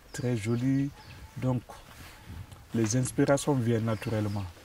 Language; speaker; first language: French; non-native, local second language; Mandingo